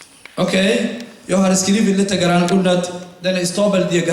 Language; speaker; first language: Swedish; non-native, fluent; Somali